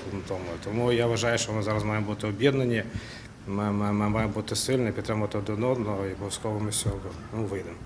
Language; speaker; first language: Ukrainian; non-native, local second language; Russian